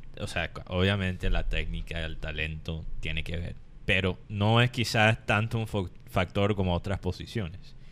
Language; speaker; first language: Spanish; non-native, fluent; English